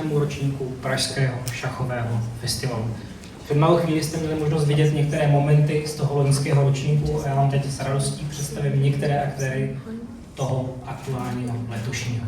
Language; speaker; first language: Czech; native; Czech